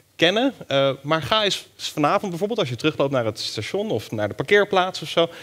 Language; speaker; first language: Dutch; native; Dutch